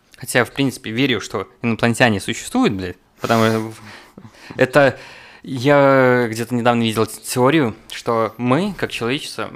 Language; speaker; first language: Russian; native; Russian